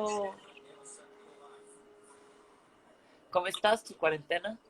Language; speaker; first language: Spanish; non-native, learner; Portuguese